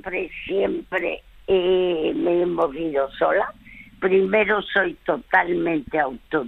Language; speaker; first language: Spanish; early bilingual, other home language; French